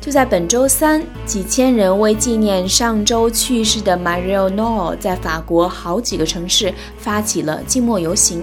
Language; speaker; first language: Chinese; native; Chinese